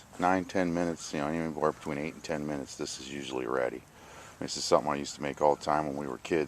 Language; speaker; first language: English; native; English